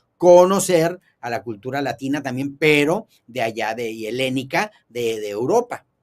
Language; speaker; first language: Spanish; native; Spanish